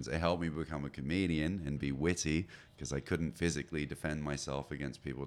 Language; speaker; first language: English; native; English